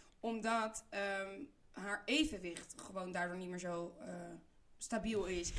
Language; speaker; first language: Dutch; native; Dutch